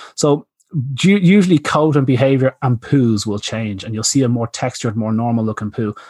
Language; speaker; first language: English; native; English